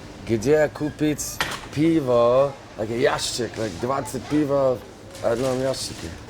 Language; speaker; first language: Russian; non-native, learner; English